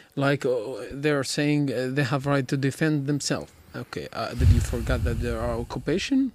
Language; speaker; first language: English; non-native, learner; Arabic